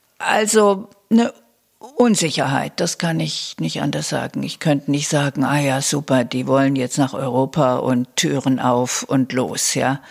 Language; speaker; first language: German; native; German